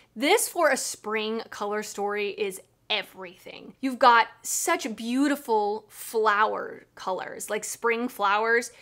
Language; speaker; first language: English; native; English